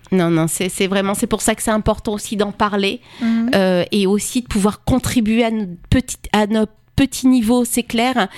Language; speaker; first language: French; native; French